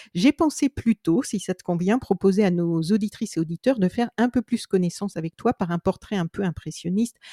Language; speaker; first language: French; native; French